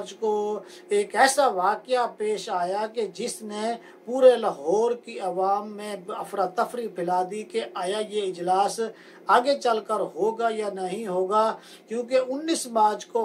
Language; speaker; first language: Urdu; native; Urdu